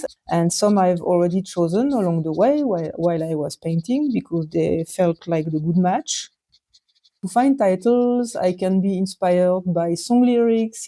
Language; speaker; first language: English; non-native, fluent; French